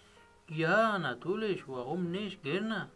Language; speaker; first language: German; non-native, learner; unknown